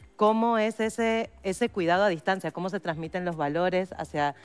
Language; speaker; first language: Spanish; native; Spanish